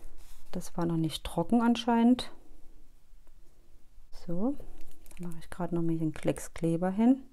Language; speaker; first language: German; native; German